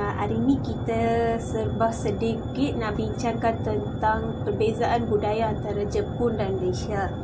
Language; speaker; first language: Malay; non-native, local second language; Tamil